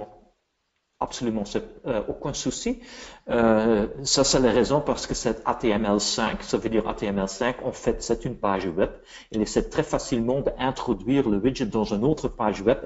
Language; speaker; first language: French; non-native, fluent; Dutch